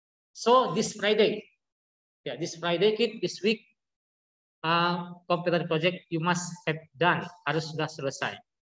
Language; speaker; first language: English; non-native, learner; Indonesian